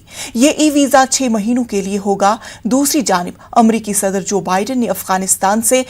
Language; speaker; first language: Hindi; native; Hindi